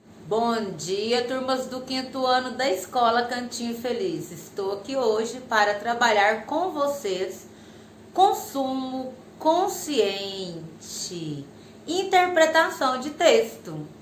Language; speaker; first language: Portuguese; native; Portuguese